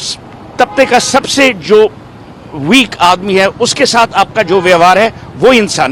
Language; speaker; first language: Hindi; native; Hindi